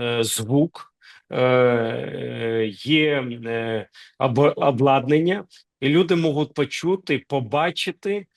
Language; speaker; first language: Ukrainian; non-native, local second language; Russian